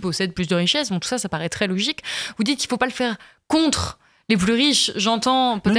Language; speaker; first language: French; native; French